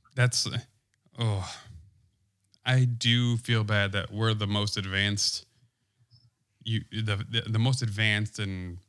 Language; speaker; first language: English; native; English